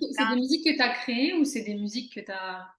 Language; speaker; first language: French; native; French